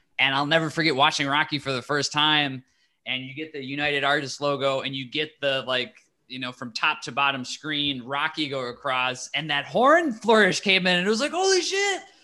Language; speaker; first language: English; native; English